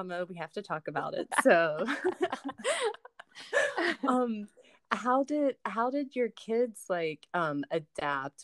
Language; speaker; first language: English; native; English